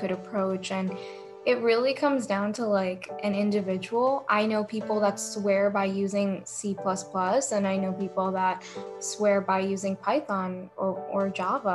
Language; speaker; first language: English; native; English